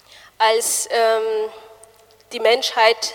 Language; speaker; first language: German; non-native, fluent; Malagasy